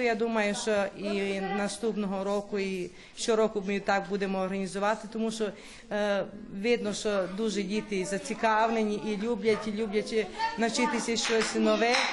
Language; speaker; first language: Ukrainian; early bilingual, heritage; Ukrainian